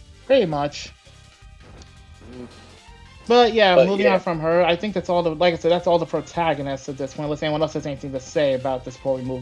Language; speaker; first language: English; native; English